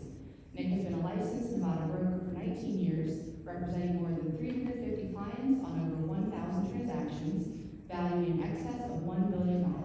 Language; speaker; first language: English; native; English